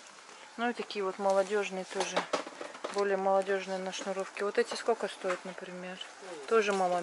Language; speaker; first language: Russian; native; Russian